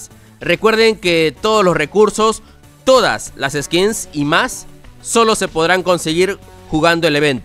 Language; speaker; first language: Spanish; native; Spanish